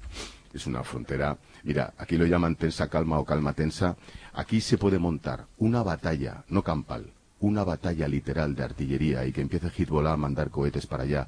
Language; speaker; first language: Spanish; native; Spanish